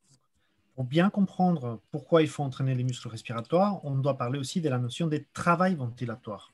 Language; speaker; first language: French; native; French